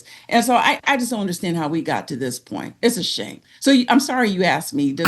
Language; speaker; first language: English; native; English